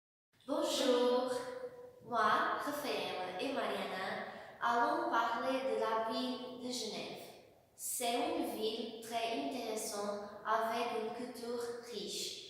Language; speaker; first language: French; non-native, learner; Portuguese